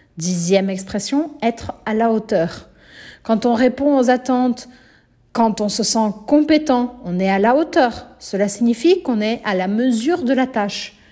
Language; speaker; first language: French; non-native, fluent; Portuguese